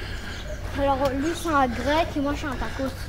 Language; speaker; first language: French; early bilingual, other home language; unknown